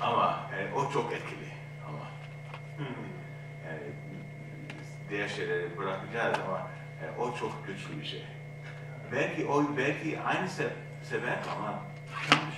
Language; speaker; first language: Turkish; non-native, learner; English